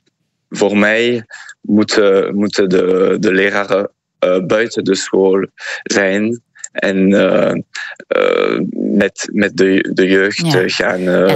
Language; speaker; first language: Dutch; non-native, fluent; French